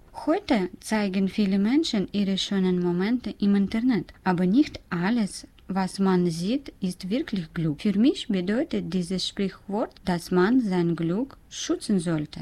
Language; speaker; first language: German; non-native, learner; Russian